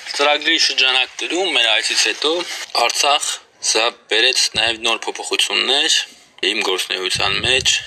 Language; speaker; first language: Armenian; early bilingual, heritage; Armenian